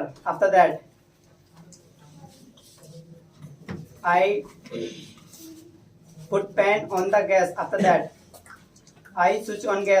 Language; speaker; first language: English; non-native, learner; Hindi